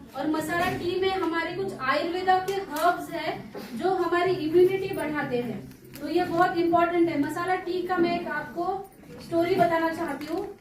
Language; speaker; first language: Hindi; non-native, local second language; Marathi